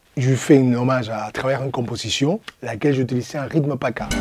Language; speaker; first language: French; non-native, fluent; Spanish